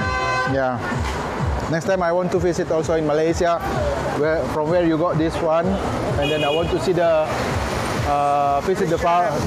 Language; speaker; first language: English; non-native, learner; Indonesian